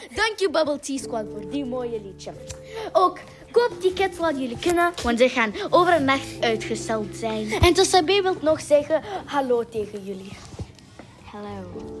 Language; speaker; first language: Dutch; non-native, learner; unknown